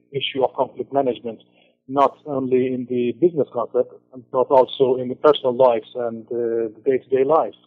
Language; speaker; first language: English; non-native, fluent; Persian